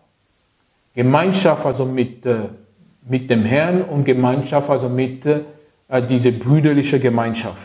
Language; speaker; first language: German; non-native, fluent; French